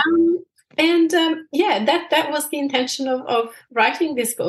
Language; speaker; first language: English; non-native, fluent; Bosnian